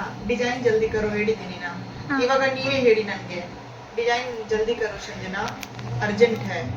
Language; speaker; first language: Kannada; non-native, fluent; Hindi